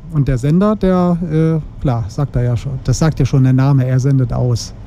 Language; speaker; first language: German; native; German